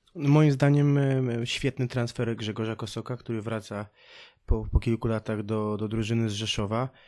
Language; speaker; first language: Polish; native; Polish